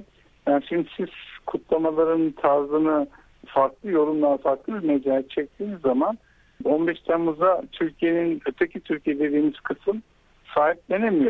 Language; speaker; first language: Turkish; native; Turkish